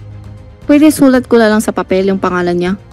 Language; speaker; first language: Filipino; non-native, learner; Chinese